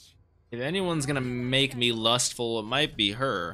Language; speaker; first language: English; native; English